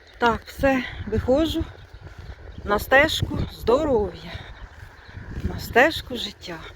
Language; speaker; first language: Ukrainian; non-native, local second language; Russian